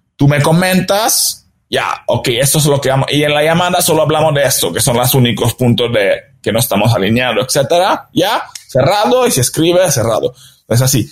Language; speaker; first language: Spanish; non-native, fluent; Italian